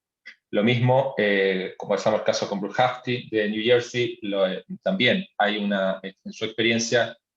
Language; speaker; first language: Spanish; native; Spanish